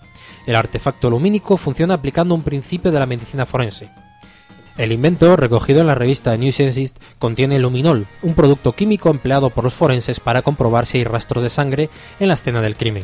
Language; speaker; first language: Spanish; native; Spanish